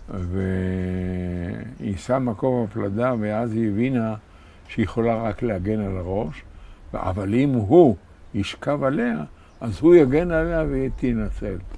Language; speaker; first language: Hebrew; native; Hebrew